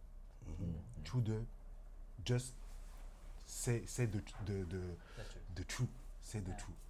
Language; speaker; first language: English; non-native, learner; French